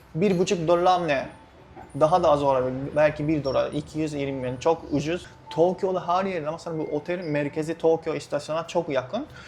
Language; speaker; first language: Turkish; non-native, fluent; Japanese